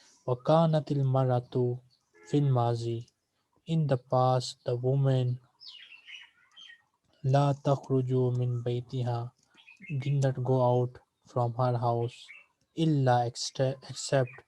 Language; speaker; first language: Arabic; non-native, fluent; Urdu